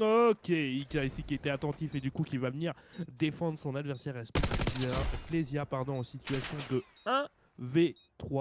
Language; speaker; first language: French; native; French